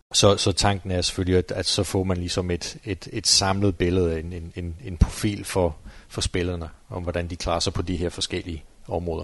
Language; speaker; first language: Danish; non-native, fluent; English